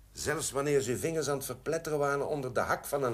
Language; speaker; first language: Dutch; native; Dutch